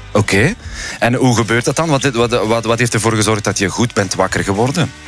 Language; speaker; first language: Dutch; native; Dutch